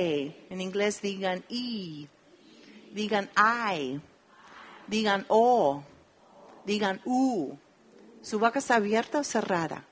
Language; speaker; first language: Spanish; early bilingual, heritage; Spanish